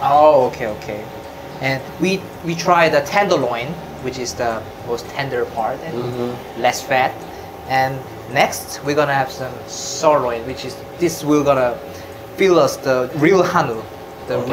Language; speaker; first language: English; non-native, fluent; Korean